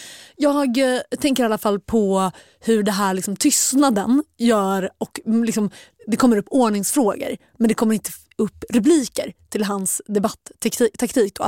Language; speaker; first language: Swedish; native; Swedish